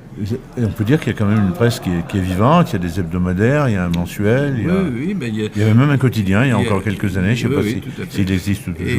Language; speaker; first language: French; native; French